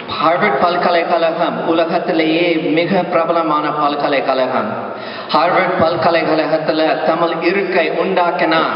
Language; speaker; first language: Tamil; non-native, fluent; English